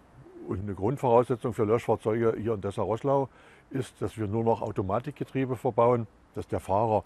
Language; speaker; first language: German; native; German